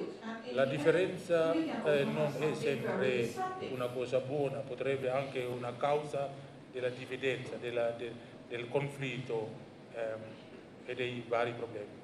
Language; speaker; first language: Italian; non-native, learner; Indonesian